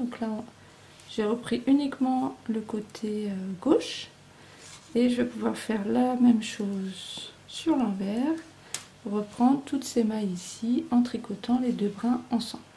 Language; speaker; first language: French; native; French